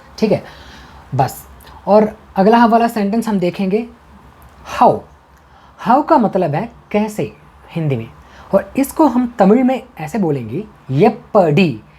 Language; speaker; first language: Hindi; non-native, local second language; Tamil